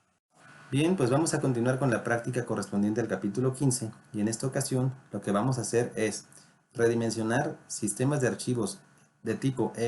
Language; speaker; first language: Spanish; native; Spanish